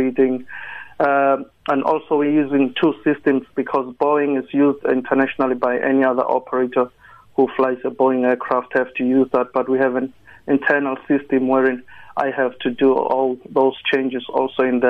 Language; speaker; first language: English; non-native, local second language; Tsonga